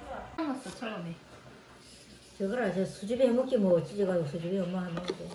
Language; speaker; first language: Korean; native; Korean